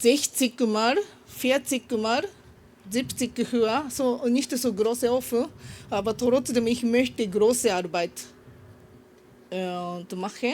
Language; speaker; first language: German; non-native, learner; Japanese